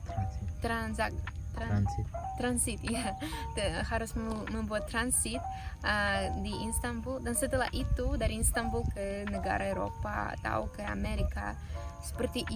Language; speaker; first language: Indonesian; non-native, fluent; Russian